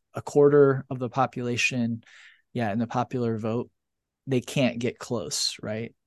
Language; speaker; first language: English; native; English